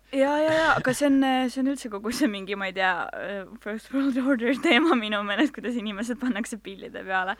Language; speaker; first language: Estonian; non-native, local second language; Russian